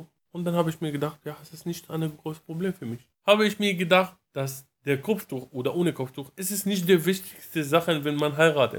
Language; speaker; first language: German; non-native, learner; Arabic